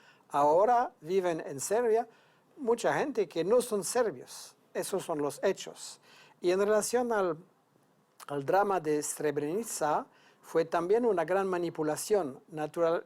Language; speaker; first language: Spanish; non-native, fluent; French